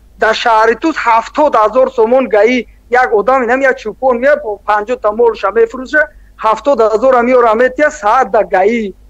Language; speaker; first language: Tajik; native; Tajik